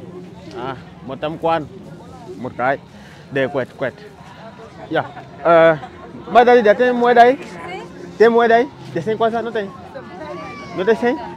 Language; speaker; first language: Vietnamese; non-native, learner; Portuguese